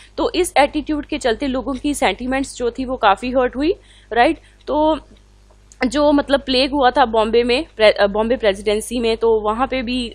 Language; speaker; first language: Hindi; non-native, local second language; Punjabi